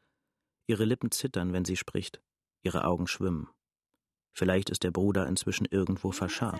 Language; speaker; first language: German; native; German